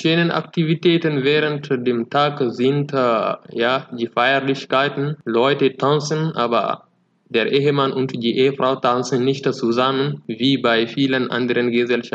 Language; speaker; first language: German; non-native, fluent; Fula